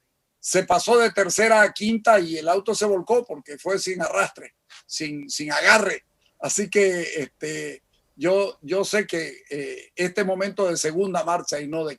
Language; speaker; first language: Spanish; native; Spanish